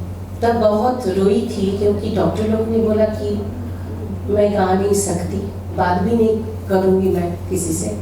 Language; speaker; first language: Hindi; non-native, local second language; Bangla